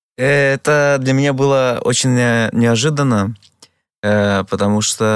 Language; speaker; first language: Russian; non-native, fluent; Greek